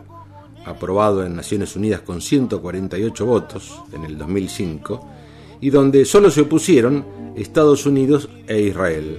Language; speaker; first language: Spanish; native; Spanish